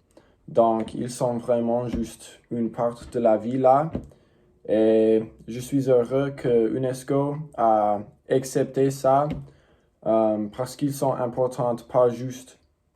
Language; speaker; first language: French; non-native, learner; English